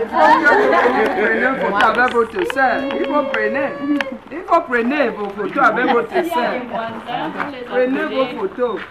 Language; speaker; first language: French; non-native, local second language; English